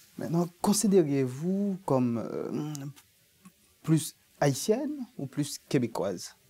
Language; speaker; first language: French; native; French